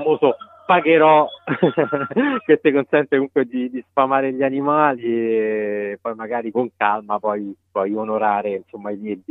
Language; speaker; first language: Italian; native; Italian